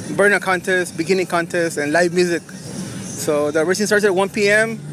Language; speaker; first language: English; early bilingual, other home language; Spanish